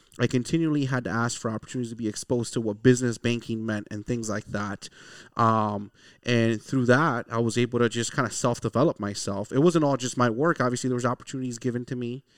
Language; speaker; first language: English; early bilingual, other home language; Spanish